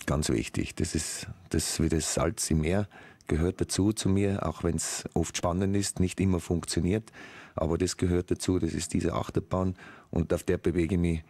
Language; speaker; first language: German; native; German